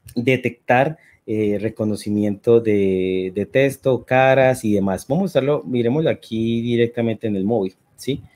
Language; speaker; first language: Spanish; native; Spanish